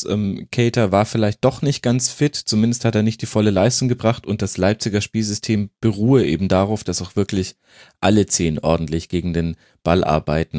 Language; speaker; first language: German; native; German